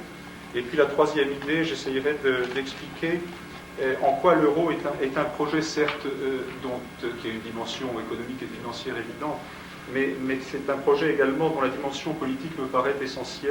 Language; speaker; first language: French; native; French